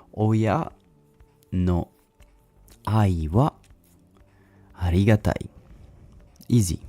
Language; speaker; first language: Japanese; non-native, learner; English